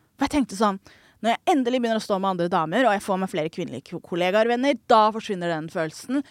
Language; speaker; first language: Norwegian; early bilingual, other home language; Somali